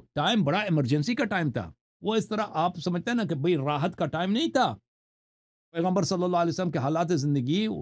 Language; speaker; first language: Urdu; non-native, fluent; Persian